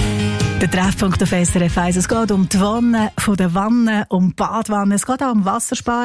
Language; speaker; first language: German; native; German